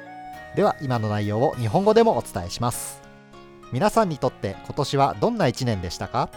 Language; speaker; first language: Japanese; native; Japanese